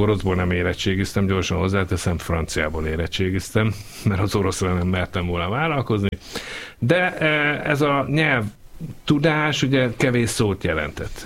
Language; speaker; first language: Hungarian; native; Hungarian